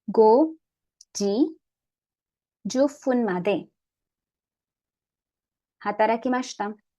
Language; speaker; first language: Japanese; non-native, learner; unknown